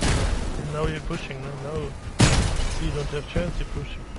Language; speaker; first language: English; non-native, learner; German